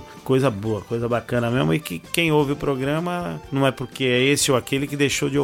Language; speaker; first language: Portuguese; native; Portuguese